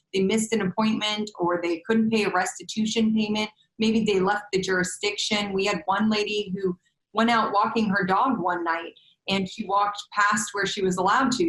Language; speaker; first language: English; native; English